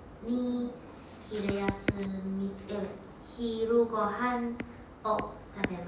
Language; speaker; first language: Japanese; non-native, learner; English